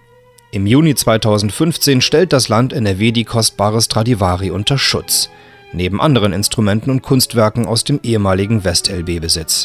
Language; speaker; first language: German; native; German